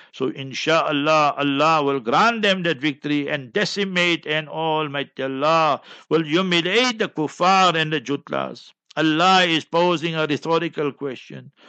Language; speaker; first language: English; native; English